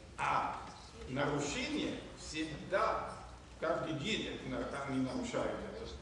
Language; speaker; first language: Russian; non-native, fluent; German